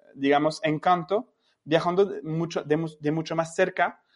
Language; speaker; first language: Spanish; non-native, fluent; French